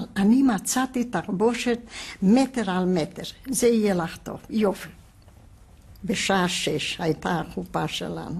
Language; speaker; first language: Hebrew; non-native, fluent; Hungarian